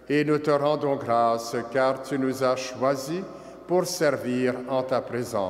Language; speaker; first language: French; native; French